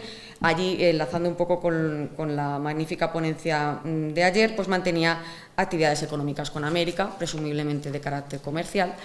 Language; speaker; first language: Spanish; native; Spanish